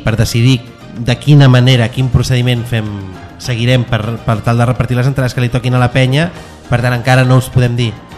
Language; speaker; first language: Catalan; native; Catalan